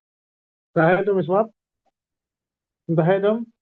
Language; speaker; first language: Arabic; non-native, fluent; Indonesian